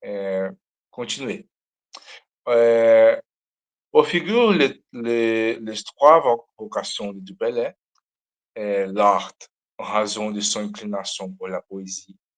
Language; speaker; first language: French; non-native, learner; Portuguese